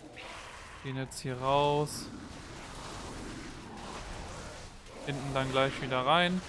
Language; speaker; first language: German; native; German